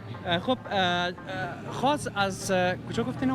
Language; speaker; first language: Persian; native; Persian